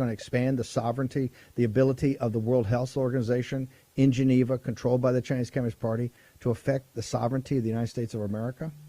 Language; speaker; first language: English; native; English